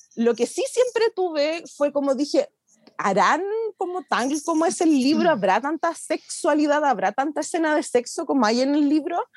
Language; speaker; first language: Spanish; native; Spanish